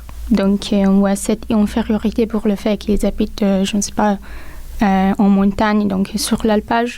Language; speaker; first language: French; non-native, local second language; Italian